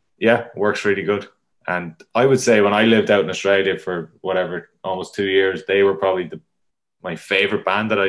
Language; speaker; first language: English; native; English